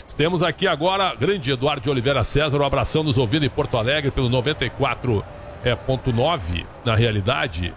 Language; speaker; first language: Portuguese; native; Portuguese